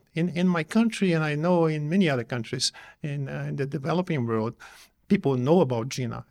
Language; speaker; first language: English; non-native, fluent; Portuguese